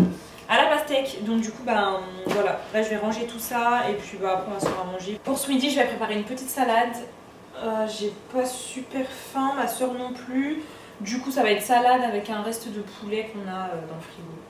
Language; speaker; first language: French; native; French